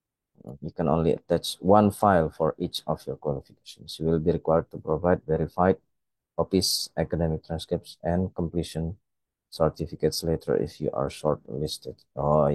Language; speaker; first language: English; non-native, fluent; Indonesian